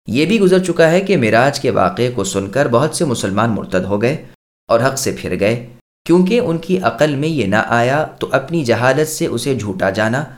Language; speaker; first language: Urdu; native; Urdu